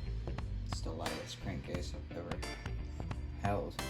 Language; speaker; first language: English; native; English